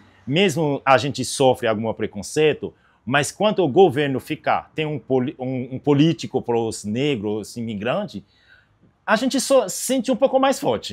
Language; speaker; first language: Portuguese; non-native, learner; Haitian Creole